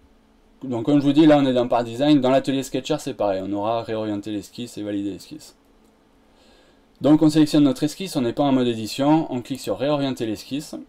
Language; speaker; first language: French; native; French